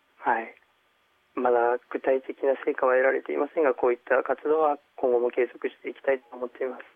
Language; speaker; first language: Japanese; early bilingual, other home language; Chinese